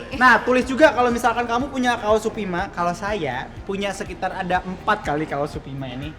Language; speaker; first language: Indonesian; native; Indonesian